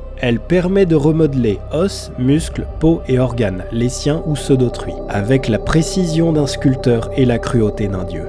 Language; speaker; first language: French; native; French